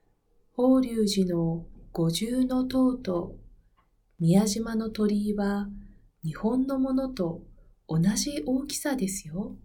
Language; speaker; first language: Japanese; non-native, learner; Spanish